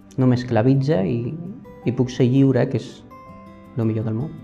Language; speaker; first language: Catalan; native; Catalan